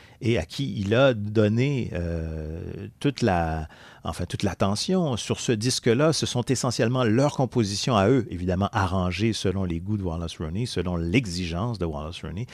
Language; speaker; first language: French; native; French